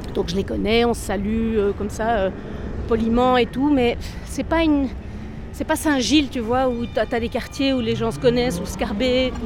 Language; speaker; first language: French; native; French